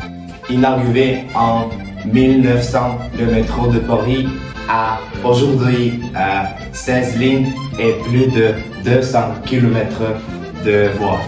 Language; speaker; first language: French; non-native, learner; Norwegian